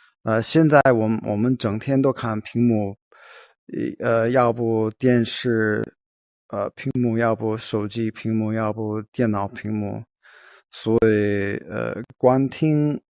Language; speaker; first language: Chinese; non-native, fluent; English